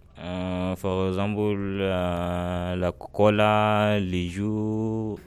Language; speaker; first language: French; non-native, learner; Arabic